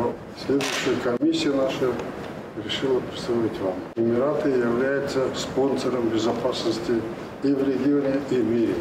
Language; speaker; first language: Russian; non-native, local second language; Kazakh